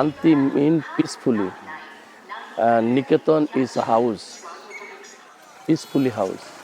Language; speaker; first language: English; non-native, learner; Bangla